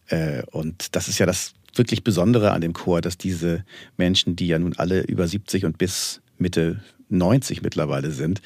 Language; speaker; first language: German; native; German